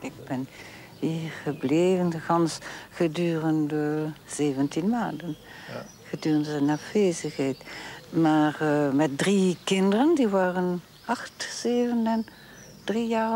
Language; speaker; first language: Dutch; non-native, learner; French